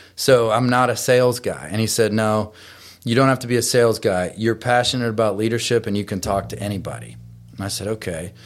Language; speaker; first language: English; native; English